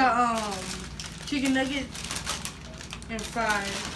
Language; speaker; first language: English; native; English